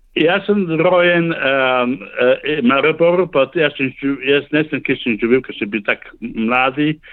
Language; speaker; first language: Slovenian; early bilingual, heritage; Slovenian